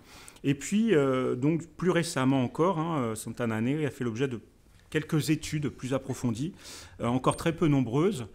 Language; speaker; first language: French; native; French